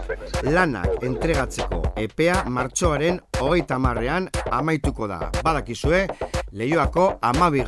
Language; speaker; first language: Basque; native; Basque